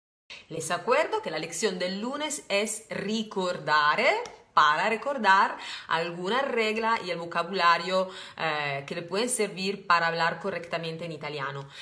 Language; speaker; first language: Spanish; non-native, fluent; Italian